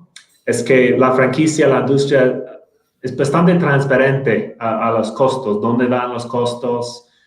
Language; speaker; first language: Spanish; non-native, fluent; English